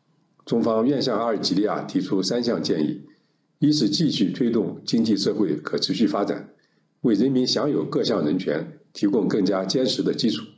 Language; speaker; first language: Chinese; native; Chinese